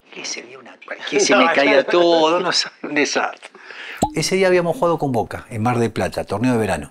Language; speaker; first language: Spanish; native; Spanish